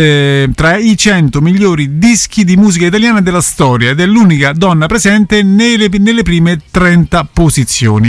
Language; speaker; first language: Italian; native; Italian